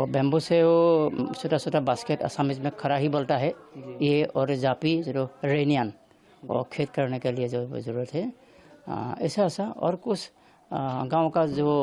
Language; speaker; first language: Hindi; non-native, local second language; Assamese